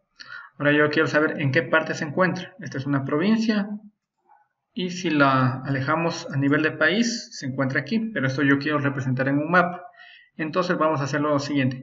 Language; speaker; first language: Spanish; native; Spanish